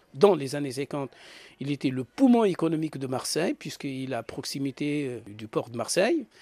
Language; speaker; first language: French; native; French